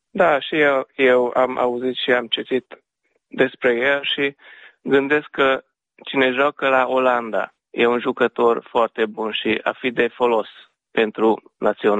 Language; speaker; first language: Romanian; early bilingual, heritage; Romanian